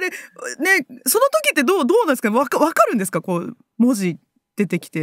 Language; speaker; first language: Japanese; native; Japanese